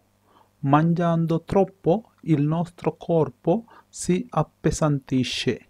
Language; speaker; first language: Italian; non-native, fluent; Sinhala